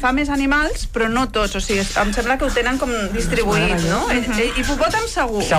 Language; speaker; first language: Catalan; native; Catalan